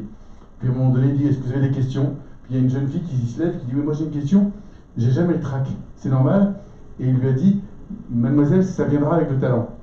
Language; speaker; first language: French; native; French